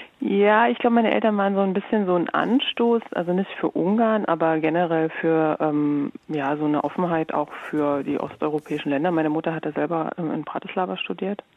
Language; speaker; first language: German; native; German